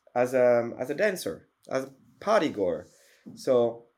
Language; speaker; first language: English; non-native, fluent; French